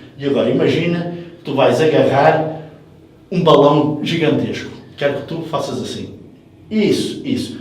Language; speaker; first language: Portuguese; early bilingual, heritage; English